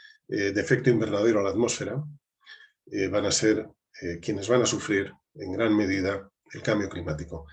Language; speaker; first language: Spanish; native; Spanish